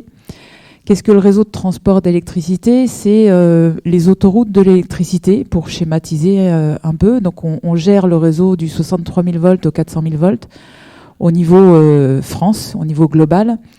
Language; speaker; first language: French; native; French